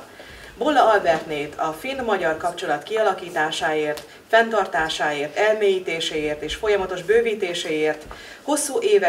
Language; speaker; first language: Hungarian; native; Hungarian